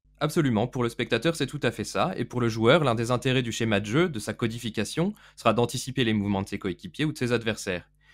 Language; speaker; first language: French; native; French